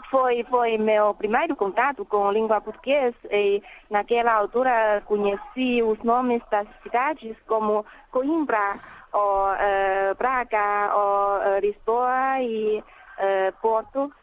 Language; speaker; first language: Portuguese; non-native, fluent; Chinese